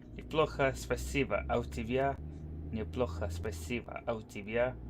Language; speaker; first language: Russian; non-native, learner; English